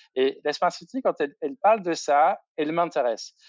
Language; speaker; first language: French; native; French